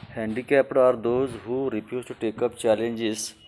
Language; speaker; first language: English; non-native, local second language; Marathi